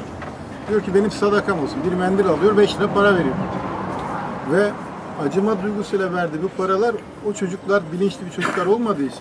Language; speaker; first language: Turkish; native; Turkish